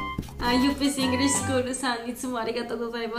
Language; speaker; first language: Japanese; non-native, learner; Georgian